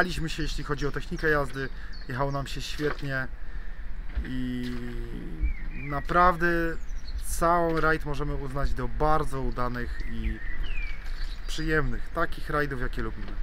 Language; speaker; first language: Polish; native; Polish